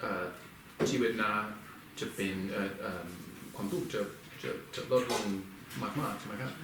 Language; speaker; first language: Thai; non-native, learner; English